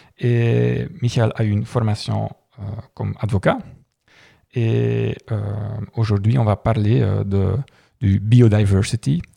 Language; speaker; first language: French; non-native, local second language; Dutch